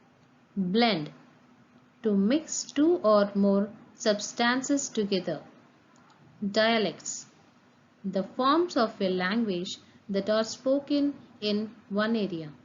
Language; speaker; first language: English; non-native, local second language; Telugu